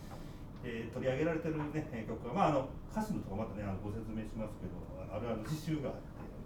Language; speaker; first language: Japanese; native; Japanese